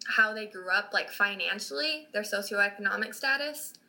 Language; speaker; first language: English; native; English